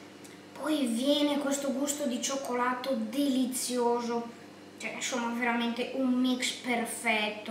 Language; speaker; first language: Italian; native; Italian